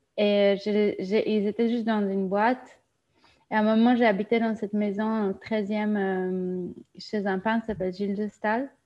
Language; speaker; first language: French; non-native, fluent; Hebrew